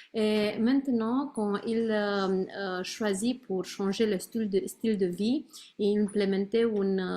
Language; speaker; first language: French; non-native, learner; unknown